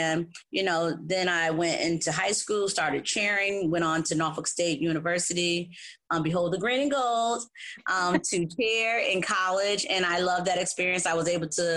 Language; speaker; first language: English; native; English